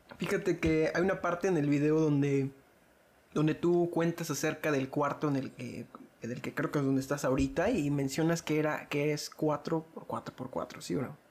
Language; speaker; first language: Spanish; native; Spanish